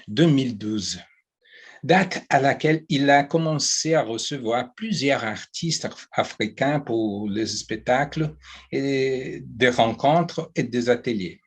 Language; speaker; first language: French; non-native, fluent; Portuguese